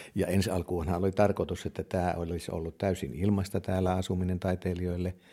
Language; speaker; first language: Finnish; native; Finnish